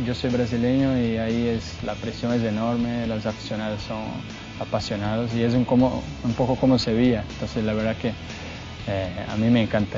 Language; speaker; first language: Spanish; non-native, fluent; Portuguese